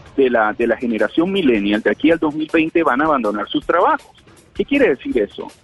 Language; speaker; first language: Spanish; native; Spanish